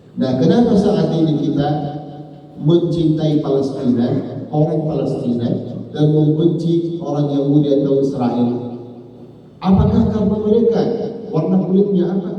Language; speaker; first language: Indonesian; non-native, learner; Arabic